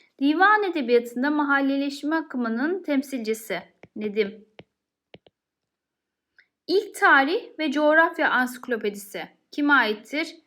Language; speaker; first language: Turkish; native; Turkish